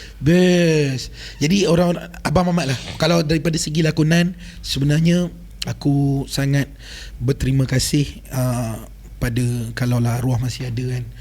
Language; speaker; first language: Malay; native; Malay